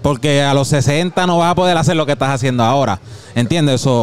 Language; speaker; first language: Spanish; early bilingual, heritage; Spanish